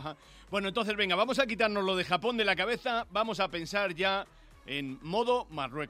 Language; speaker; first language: Spanish; native; Spanish